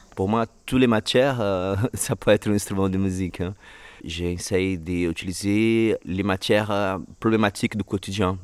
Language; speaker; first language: French; non-native, fluent; Portuguese